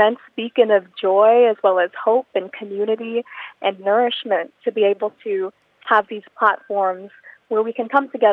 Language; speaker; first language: English; non-native, local second language; Filipino